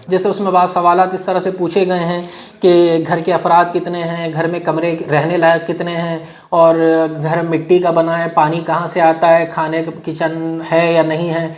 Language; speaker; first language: Urdu; native; Urdu